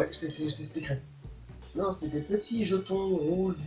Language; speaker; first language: French; native; French